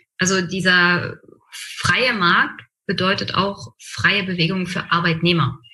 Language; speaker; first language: German; native; German